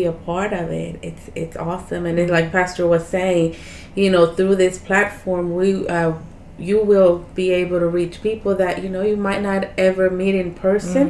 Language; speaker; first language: English; early bilingual, other home language; Spanish